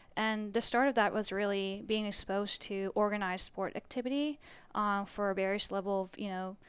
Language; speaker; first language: English; early bilingual, other home language; Japanese